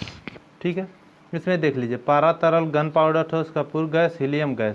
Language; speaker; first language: Hindi; native; Hindi